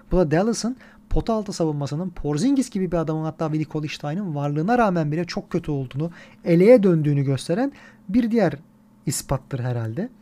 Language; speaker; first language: Turkish; native; Turkish